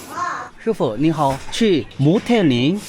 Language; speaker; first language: Chinese; non-native, fluent; Korean